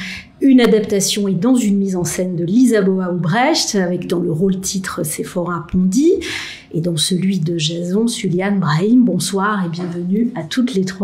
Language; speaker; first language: French; native; French